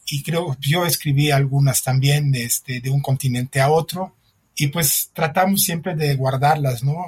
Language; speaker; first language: Spanish; non-native, fluent; French